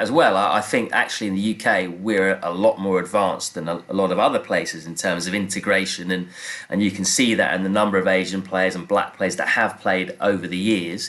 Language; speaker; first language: English; native; English